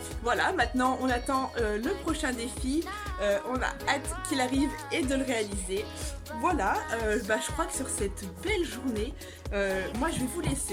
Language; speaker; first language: French; native; French